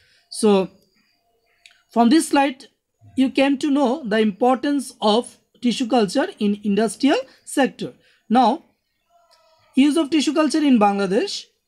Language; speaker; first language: English; non-native, local second language; Bangla